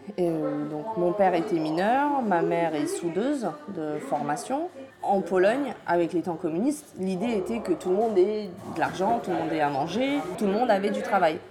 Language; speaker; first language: French; early bilingual, other home language; Polish